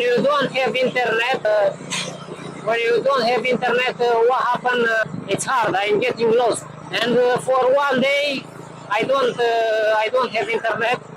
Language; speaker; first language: English; non-native, learner; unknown